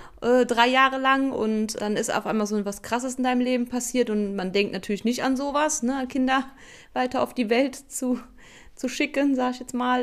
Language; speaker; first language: German; native; German